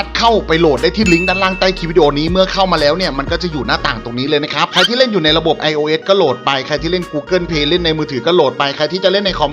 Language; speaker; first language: Thai; native; Thai